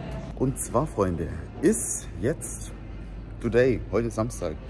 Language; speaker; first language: German; native; German